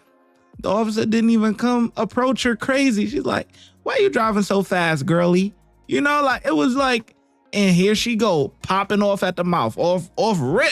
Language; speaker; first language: English; native; English